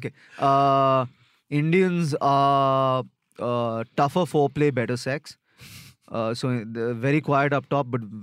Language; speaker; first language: English; non-native, local second language; Hindi